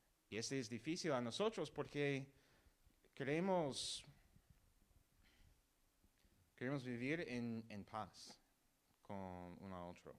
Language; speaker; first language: Spanish; non-native, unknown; English